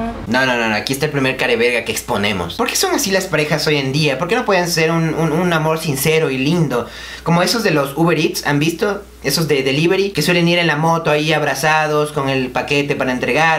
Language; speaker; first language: Spanish; native; Spanish